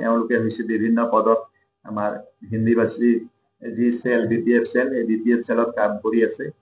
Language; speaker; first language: Assamese; non-native, local second language; Hindi